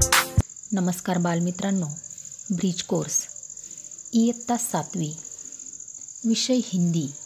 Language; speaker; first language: Hindi; non-native, local second language; Marathi